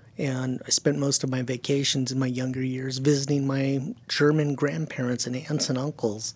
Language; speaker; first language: English; early bilingual, other home language; German